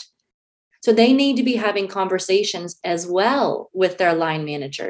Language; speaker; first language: English; native; English